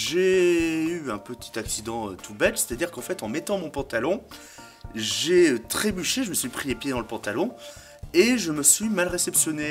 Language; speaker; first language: French; native; French